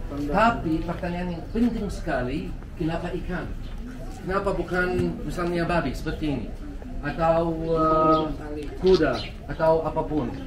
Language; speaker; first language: Indonesian; non-native, learner; Arabic